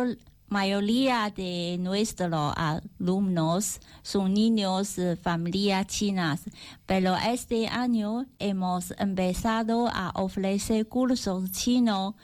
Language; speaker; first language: Spanish; non-native, learner; Chinese